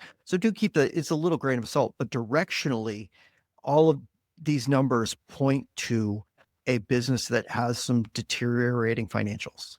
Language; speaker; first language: English; native; English